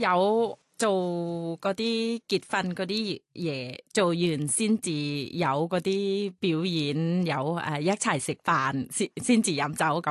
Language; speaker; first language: Cantonese; non-native, fluent; Thai